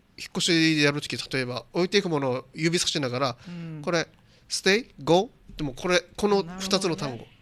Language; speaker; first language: Japanese; native; Japanese